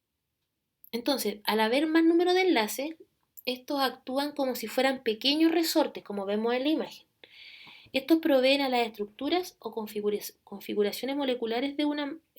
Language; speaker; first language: Spanish; native; Spanish